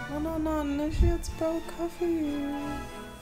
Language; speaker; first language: German; non-native, learner; English